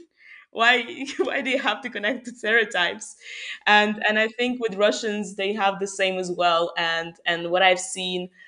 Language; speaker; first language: English; non-native, fluent; Hungarian